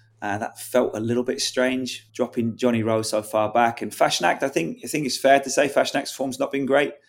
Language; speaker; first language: English; native; English